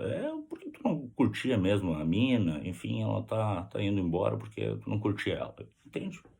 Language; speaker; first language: Portuguese; native; Portuguese